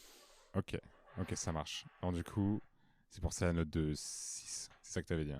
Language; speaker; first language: French; native; French